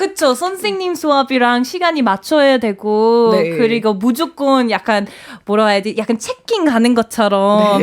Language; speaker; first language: Korean; non-native, fluent; English